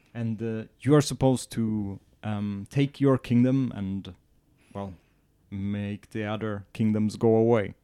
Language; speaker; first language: English; non-native, fluent; Swedish